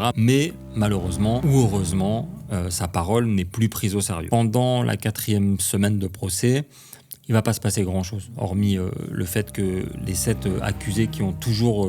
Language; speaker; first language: French; native; French